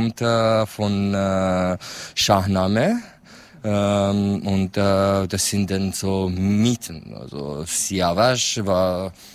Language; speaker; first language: German; non-native, fluent; Persian